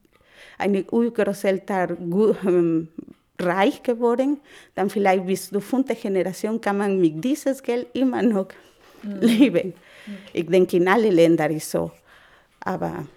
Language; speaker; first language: German; non-native, learner; Spanish